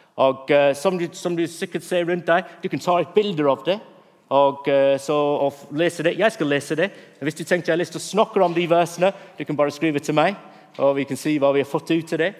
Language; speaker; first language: Norwegian; non-native, fluent; English